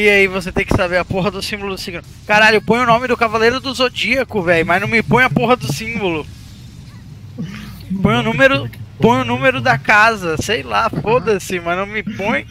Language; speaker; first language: Portuguese; native; Portuguese